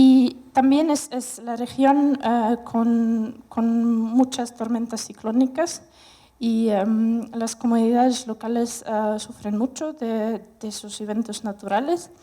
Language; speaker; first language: Spanish; non-native, fluent; Russian